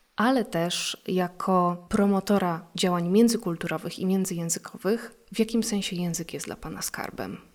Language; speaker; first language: Polish; native; Polish